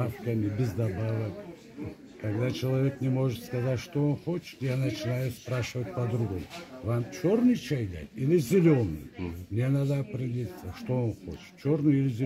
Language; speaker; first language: Russian; non-native, local second language; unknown